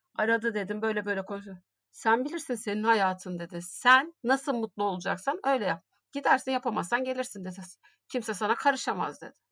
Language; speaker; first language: Turkish; native; Turkish